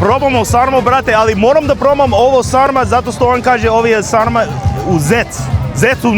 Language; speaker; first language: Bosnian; non-native, learner; English